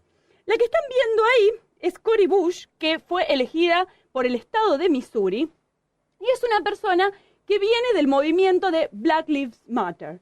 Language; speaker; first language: Spanish; native; Spanish